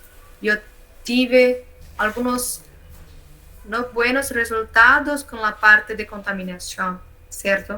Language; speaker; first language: Spanish; non-native, learner; Portuguese